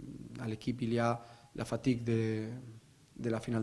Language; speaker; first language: French; non-native, learner; Spanish